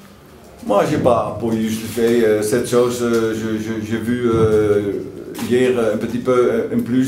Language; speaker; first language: French; non-native, learner; Dutch